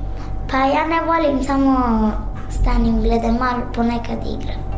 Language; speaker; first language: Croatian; non-native, learner; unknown